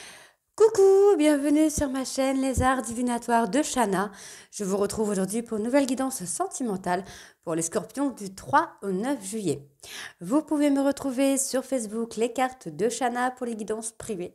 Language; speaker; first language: French; native; French